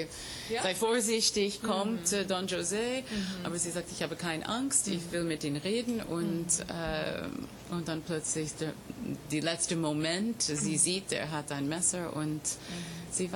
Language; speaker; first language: German; non-native, fluent; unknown